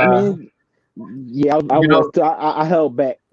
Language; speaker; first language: English; native; English